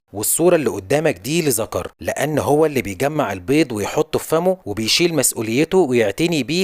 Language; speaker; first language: Arabic; native; Arabic